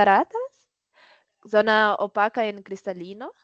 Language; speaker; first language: Spanish; non-native, learner; Portuguese